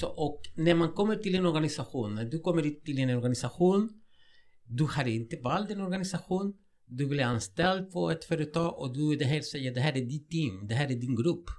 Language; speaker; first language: Swedish; non-native, fluent; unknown